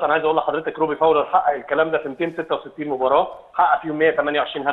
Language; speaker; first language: Arabic; native; Arabic